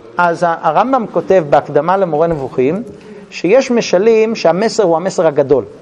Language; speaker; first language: Hebrew; non-native, fluent; English